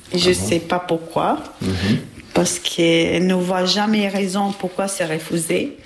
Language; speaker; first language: French; non-native, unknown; Albanian